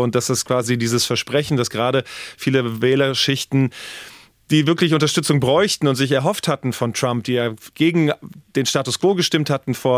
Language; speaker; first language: German; native; German